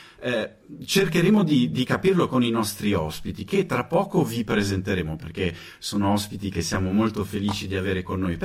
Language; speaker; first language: Italian; native; Italian